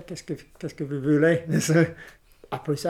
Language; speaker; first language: French; non-native, learner; English